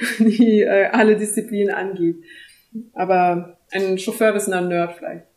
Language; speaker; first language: German; early bilingual, other home language; French